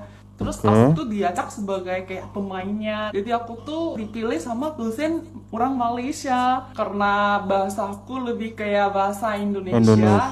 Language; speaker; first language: Indonesian; non-native, fluent; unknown